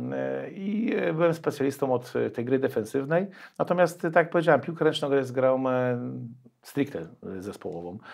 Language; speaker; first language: Polish; native; Polish